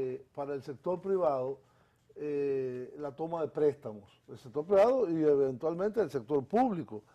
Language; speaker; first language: Spanish; native; Spanish